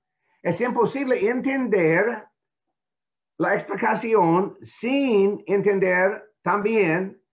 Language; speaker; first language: Spanish; non-native, fluent; English